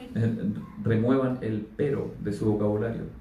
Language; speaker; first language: Spanish; native; Spanish